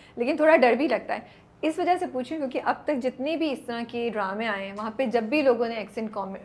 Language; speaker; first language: Urdu; native; Urdu